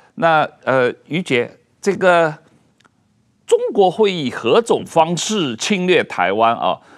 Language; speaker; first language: Chinese; native; Chinese